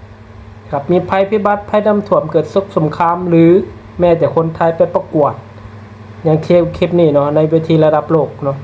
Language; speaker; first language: Thai; non-native, local second language; Lao